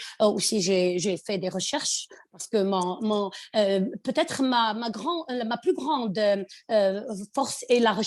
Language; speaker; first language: French; non-native, local second language; Arabic